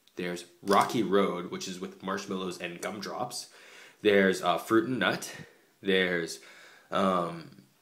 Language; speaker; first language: English; native; English